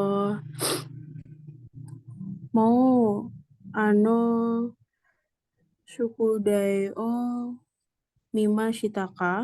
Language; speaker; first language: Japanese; non-native, learner; Indonesian